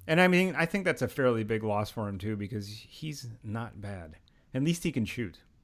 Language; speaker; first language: English; native; English